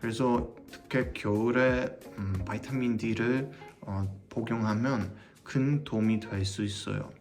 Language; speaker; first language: Korean; non-native, learner; German